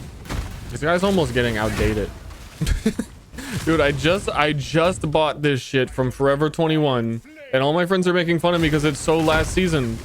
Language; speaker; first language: English; native; English